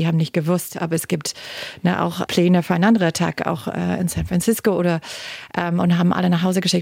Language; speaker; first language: German; non-native, fluent; English